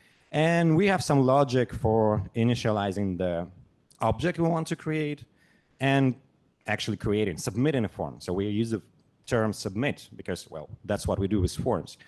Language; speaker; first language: English; non-native, fluent; Russian